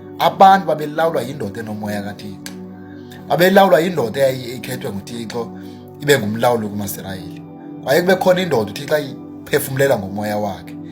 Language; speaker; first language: Zulu; non-native, local second language; Xhosa